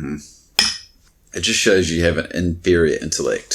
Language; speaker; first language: English; native; English